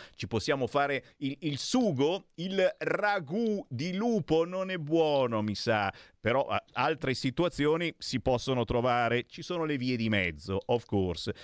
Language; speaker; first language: Italian; native; Italian